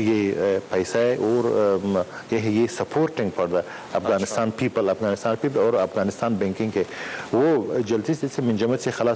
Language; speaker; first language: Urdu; non-native, learner; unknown